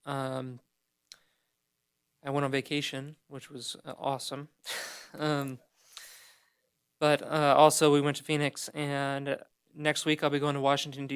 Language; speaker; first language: English; native; English